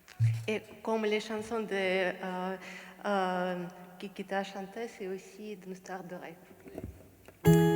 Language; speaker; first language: French; non-native, fluent; Russian